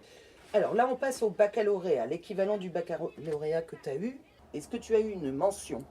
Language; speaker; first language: French; native; French